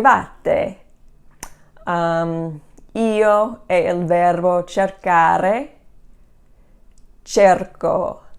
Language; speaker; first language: Italian; non-native, fluent; English